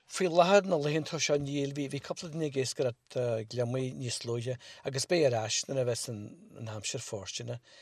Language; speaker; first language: Irish; native; Irish